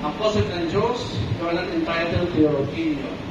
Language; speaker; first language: English; non-native, local second language; Filipino